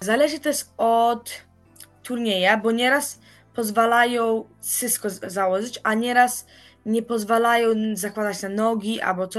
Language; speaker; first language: Polish; early bilingual, heritage; Polish